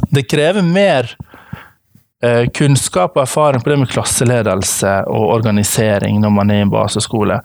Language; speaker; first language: Norwegian; native; Norwegian